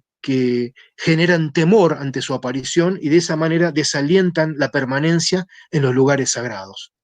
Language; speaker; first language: Spanish; native; Spanish